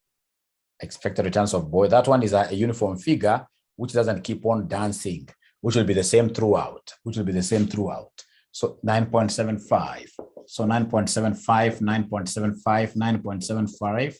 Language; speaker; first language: English; non-native, local second language; Swahili